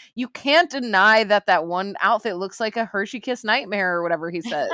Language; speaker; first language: English; native; English